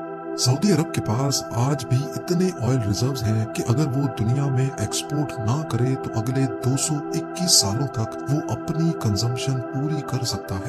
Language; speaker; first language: Urdu; native; Urdu